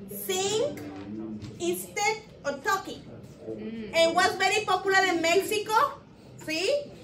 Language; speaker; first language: English; non-native, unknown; Spanish